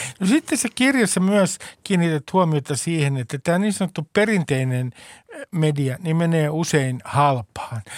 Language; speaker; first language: Finnish; native; Finnish